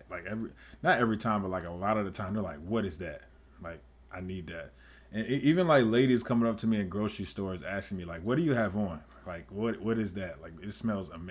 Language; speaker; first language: English; native; English